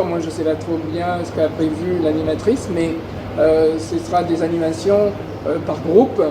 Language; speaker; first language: French; native; French